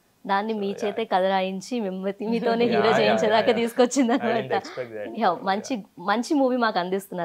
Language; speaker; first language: Telugu; native; Telugu